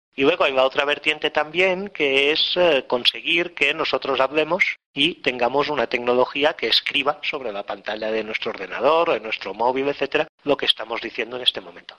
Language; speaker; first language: Spanish; non-native, local second language; Catalan